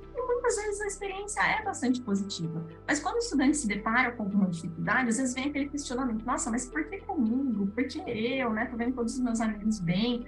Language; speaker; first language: Portuguese; native; Portuguese